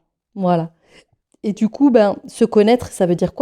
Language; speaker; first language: French; native; French